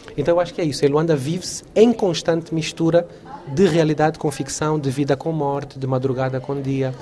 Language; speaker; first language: Portuguese; native; Portuguese